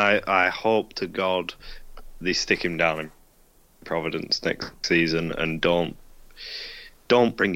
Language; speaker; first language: English; native; English